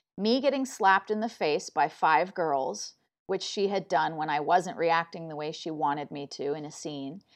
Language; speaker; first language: English; native; English